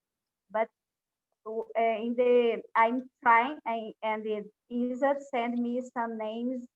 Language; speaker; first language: English; non-native, learner; Portuguese